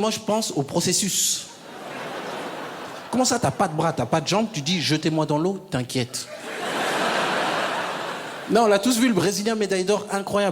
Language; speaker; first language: French; native; French